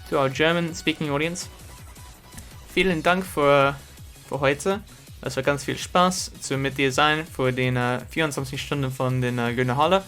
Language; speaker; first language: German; non-native, learner; English